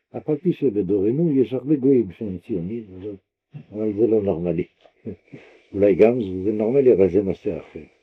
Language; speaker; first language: Hebrew; non-native, fluent; French